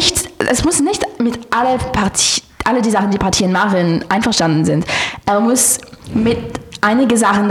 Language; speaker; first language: German; non-native, learner; French